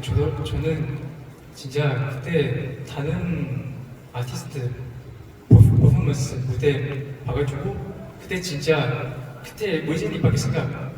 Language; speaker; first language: Korean; non-native, learner; Chinese